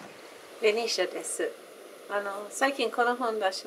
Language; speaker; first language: Japanese; non-native, fluent; English